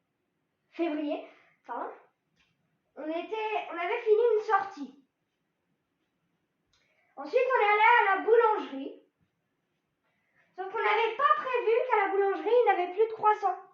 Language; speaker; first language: French; native; French